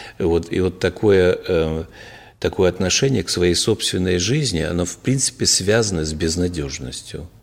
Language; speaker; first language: Russian; native; Russian